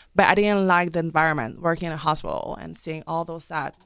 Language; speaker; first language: English; non-native, local second language; French